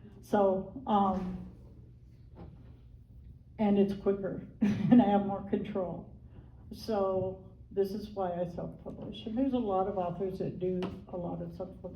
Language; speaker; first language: English; native; English